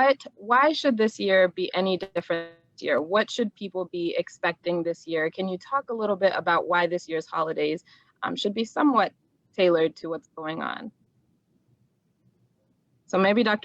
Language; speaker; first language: English; native; English